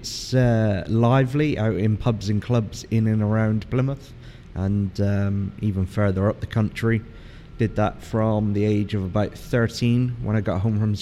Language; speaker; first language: English; native; English